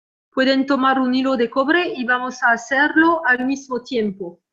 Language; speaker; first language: Spanish; non-native, fluent; French